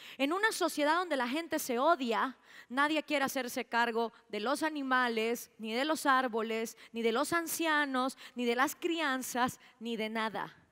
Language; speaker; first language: Spanish; native; Spanish